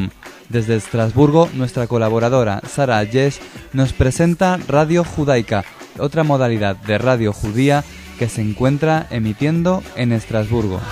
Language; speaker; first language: Spanish; native; Spanish